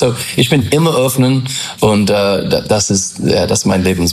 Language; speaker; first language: German; non-native, fluent; English